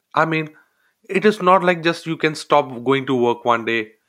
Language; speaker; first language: English; non-native, local second language; Hindi